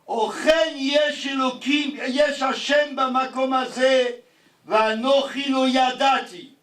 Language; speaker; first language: Hebrew; non-native, fluent; Yiddish